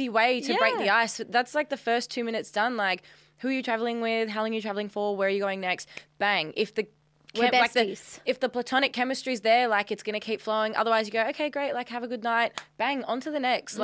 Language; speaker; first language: English; native; English